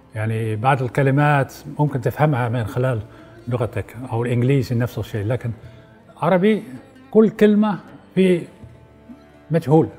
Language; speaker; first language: Arabic; non-native, fluent; Dutch